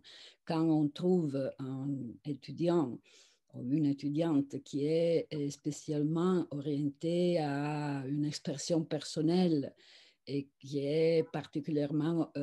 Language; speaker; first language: French; non-native, fluent; Italian